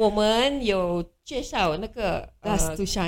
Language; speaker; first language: Chinese; non-native, local second language; Malay